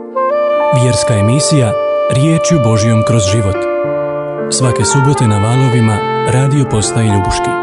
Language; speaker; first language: Croatian; native; Croatian